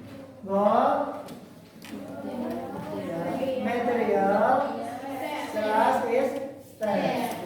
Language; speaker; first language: English; non-native, fluent; Indonesian